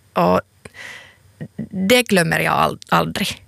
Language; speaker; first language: Swedish; non-native, local second language; Finnish